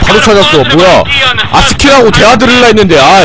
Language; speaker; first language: Korean; native; Korean